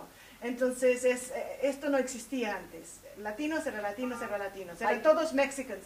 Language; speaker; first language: Spanish; early bilingual, heritage; Spanish